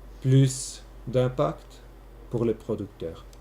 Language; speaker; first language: French; non-native, local second language; German